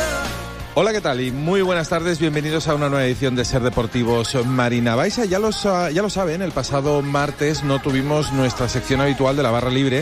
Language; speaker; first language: Spanish; native; Spanish